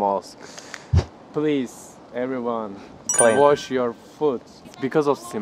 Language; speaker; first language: English; non-native, learner; Turkish